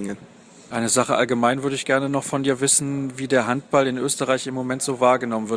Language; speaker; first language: German; native; German